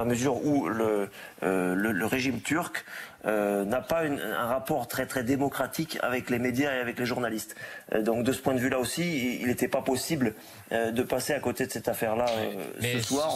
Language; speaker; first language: French; native; French